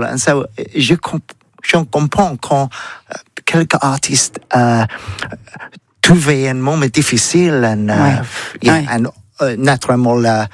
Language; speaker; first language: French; non-native, learner; English